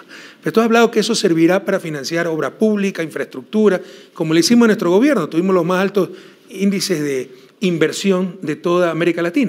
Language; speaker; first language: Spanish; native; Spanish